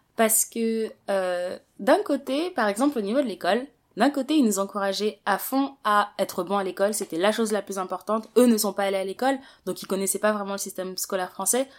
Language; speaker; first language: French; early bilingual, other home language; Wolof